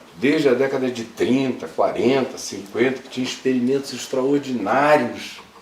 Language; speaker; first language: Portuguese; native; Portuguese